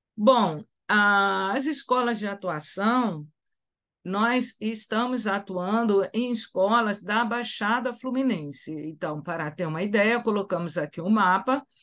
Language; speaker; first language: Portuguese; native; Portuguese